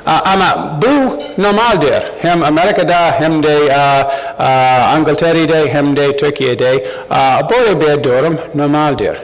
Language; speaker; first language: Turkish; non-native, learner; English